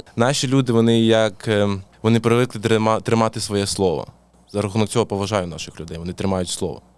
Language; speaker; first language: Ukrainian; non-native, local second language; Russian